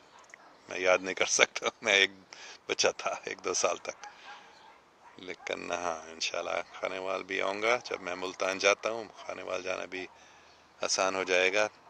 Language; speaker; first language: Hindi; non-native, fluent; English